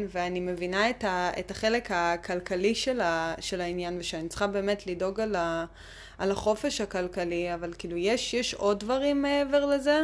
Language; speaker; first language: Hebrew; early bilingual, other home language; Russian